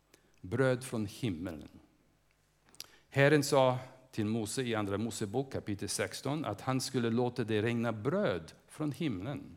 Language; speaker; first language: Swedish; non-native, fluent; English